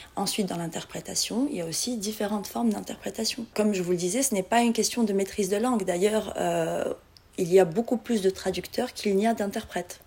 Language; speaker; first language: French; non-native, local second language; Arabic